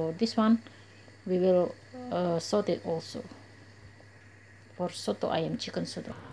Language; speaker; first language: English; non-native, learner; Indonesian